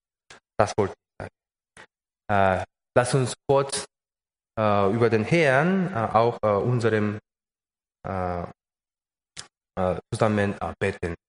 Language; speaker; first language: German; non-native, learner; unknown